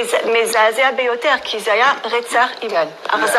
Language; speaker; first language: Hebrew; non-native, fluent; French